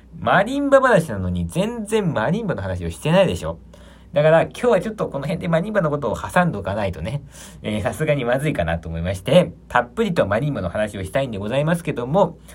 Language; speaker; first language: Japanese; native; Japanese